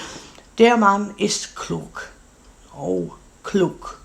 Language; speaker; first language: German; non-native, learner; English